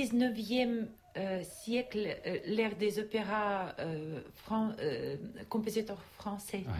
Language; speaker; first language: French; non-native, learner; Russian